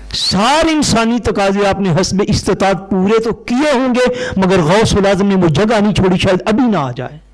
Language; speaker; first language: Urdu; non-native, local second language; Punjabi